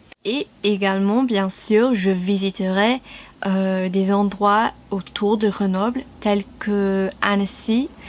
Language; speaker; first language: French; non-native, fluent; English